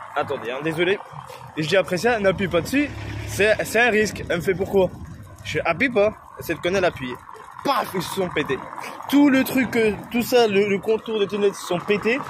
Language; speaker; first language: French; native; French